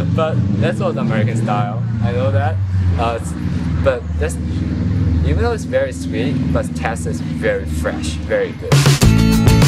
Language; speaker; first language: English; non-native, learner; Chinese